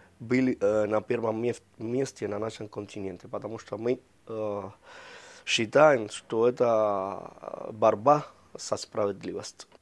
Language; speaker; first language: Russian; non-native, fluent; Spanish